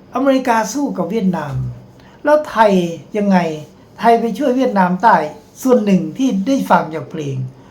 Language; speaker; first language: Thai; native; Thai